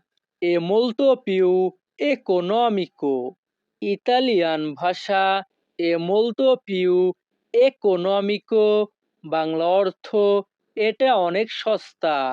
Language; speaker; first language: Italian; non-native, fluent; Bangla